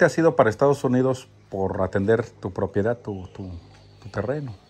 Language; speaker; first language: Spanish; native; Spanish